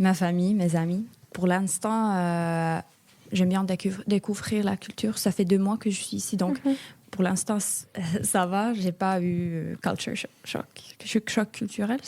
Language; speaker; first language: French; non-native, fluent; Finnish